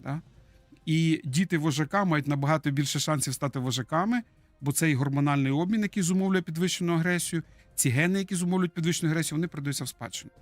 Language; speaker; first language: Ukrainian; native; Ukrainian